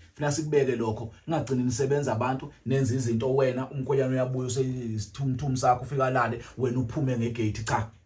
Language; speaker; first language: Zulu; native; Zulu